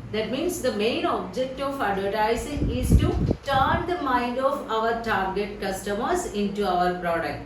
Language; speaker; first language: English; non-native, local second language; Malayalam